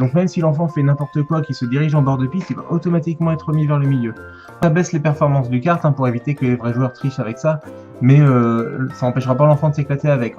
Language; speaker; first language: French; native; French